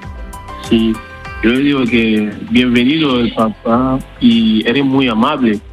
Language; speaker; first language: Spanish; non-native, learner; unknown